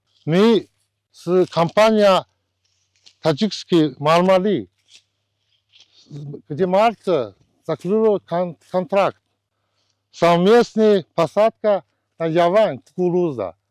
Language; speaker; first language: Russian; non-native, learner; Chinese